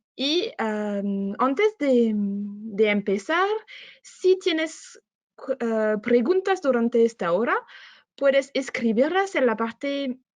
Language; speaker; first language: Spanish; non-native, fluent; French